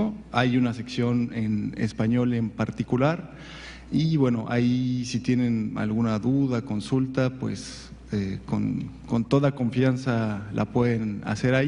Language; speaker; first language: Spanish; native; Spanish